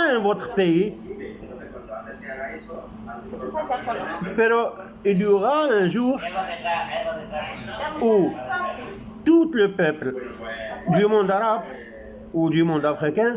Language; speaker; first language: French; non-native, local second language; Arabic